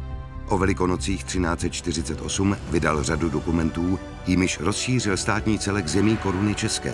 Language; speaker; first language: Czech; native; Czech